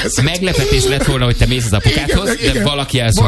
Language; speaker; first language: Hungarian; native; Hungarian